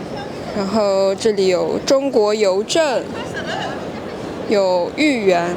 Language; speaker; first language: Chinese; non-native, fluent; French